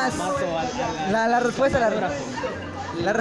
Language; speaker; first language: Spanish; native; Spanish